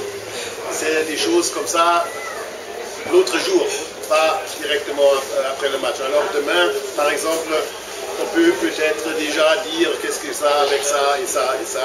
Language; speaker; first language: French; non-native, fluent; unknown